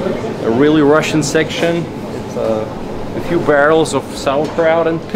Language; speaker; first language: English; non-native, fluent; Russian